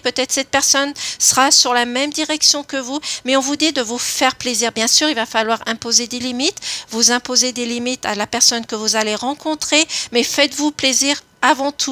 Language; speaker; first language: French; native; French